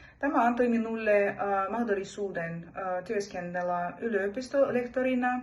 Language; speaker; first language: Finnish; non-native, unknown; Russian